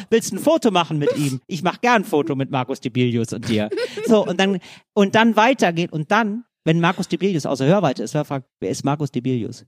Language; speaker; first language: German; native; German